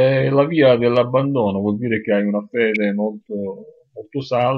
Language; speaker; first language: Italian; native; Italian